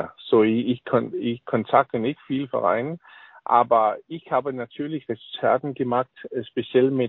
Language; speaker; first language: German; non-native, learner; Danish